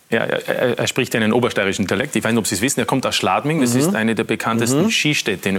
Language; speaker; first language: German; native; German